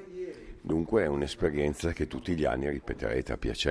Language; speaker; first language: Italian; native; Italian